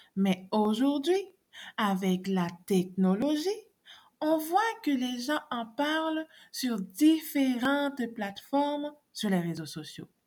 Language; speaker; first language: French; non-native, local second language; Haitian Creole